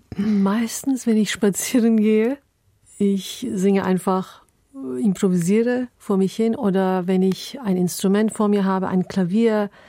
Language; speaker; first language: German; early bilingual, other home language; Turkish